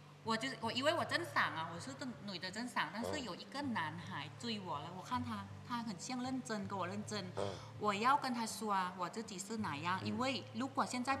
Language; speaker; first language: Chinese; non-native, learner; Thai